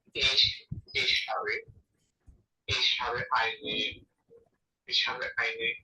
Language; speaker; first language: German; non-native, learner; Bangla